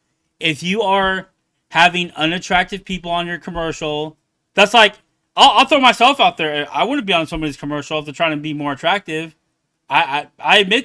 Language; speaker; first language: English; native; English